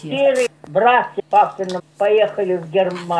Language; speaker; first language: Russian; non-native, local second language; German